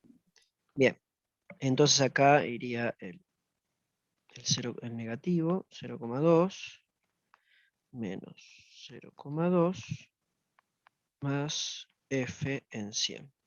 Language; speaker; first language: Spanish; native; Spanish